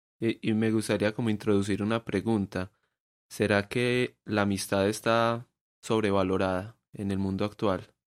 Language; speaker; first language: Spanish; native; Spanish